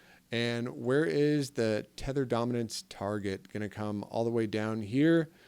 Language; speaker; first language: English; native; English